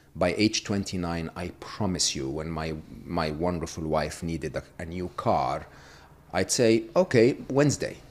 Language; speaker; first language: English; non-native, fluent; Arabic